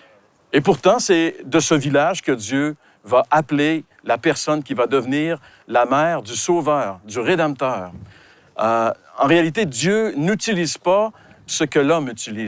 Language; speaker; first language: French; native; French